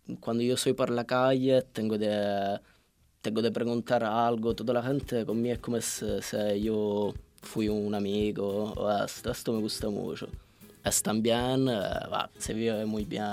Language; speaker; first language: Spanish; non-native, learner; Italian